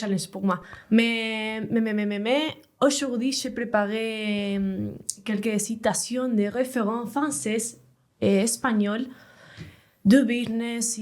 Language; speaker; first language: French; non-native, learner; Spanish